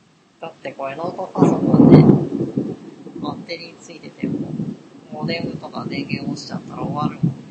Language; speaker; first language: Japanese; native; Japanese